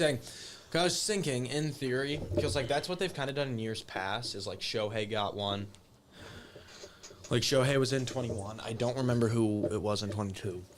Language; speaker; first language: English; native; English